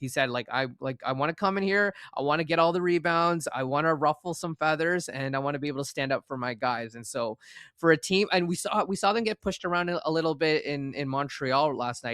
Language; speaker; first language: English; native; English